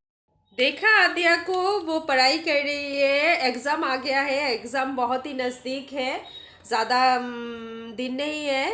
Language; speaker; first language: Hindi; non-native, local second language; Bangla